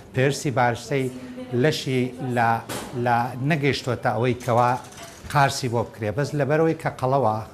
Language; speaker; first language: Central Kurdish; native; Central Kurdish